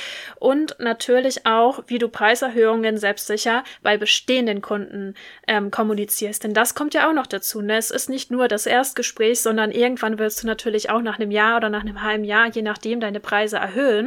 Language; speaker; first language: German; native; German